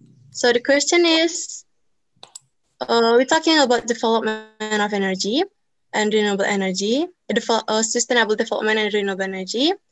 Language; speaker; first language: English; non-native, learner; Indonesian